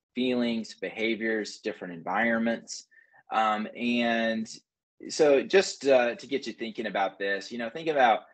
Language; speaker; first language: English; native; English